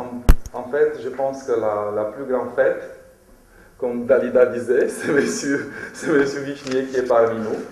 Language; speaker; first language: French; non-native, fluent; Romanian